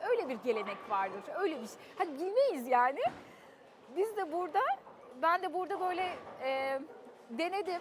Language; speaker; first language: Turkish; early bilingual, heritage; Turkish